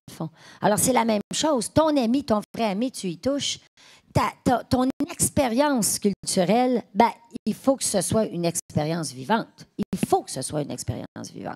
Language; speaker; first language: French; native; French